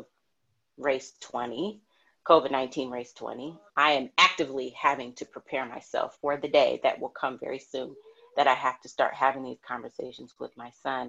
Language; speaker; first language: English; native; English